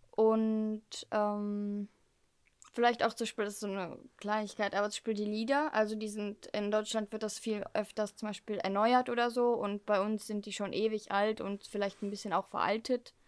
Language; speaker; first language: German; early bilingual, heritage; German